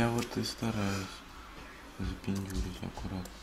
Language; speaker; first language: Russian; native; Russian